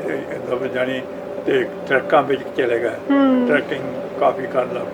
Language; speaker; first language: Punjabi; native; Punjabi